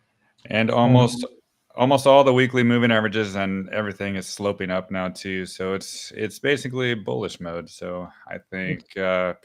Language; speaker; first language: English; native; English